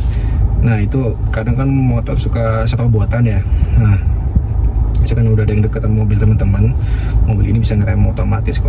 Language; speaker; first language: Indonesian; native; Indonesian